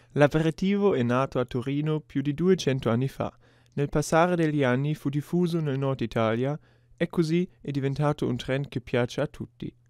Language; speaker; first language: Italian; non-native, learner; German